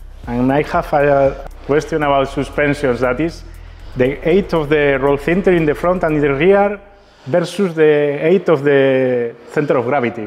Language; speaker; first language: English; non-native, fluent; Spanish